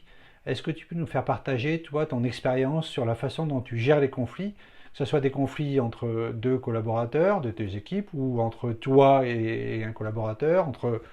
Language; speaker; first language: French; native; French